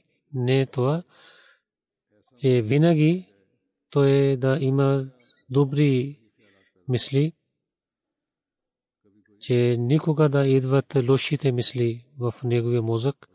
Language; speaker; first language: Bulgarian; non-native, learner; Urdu